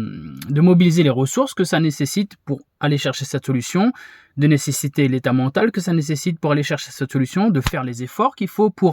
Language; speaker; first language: French; native; French